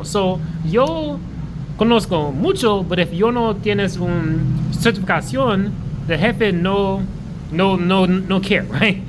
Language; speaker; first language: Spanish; non-native, learner; English